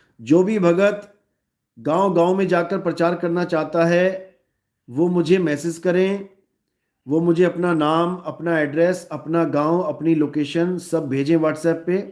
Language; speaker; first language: Hindi; native; Hindi